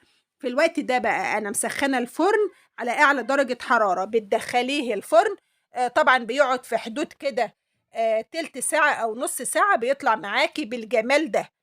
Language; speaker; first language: Arabic; native; Arabic